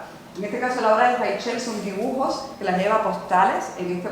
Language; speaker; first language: Spanish; native; Spanish